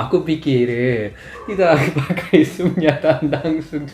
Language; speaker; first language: Indonesian; non-native, learner; Korean